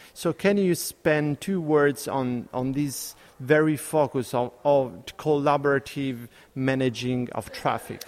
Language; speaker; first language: English; non-native, fluent; Italian